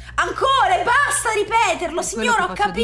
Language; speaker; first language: Italian; native; Italian